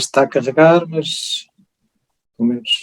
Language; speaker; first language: Portuguese; native; Portuguese